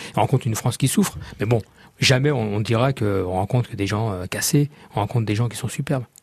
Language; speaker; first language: French; native; French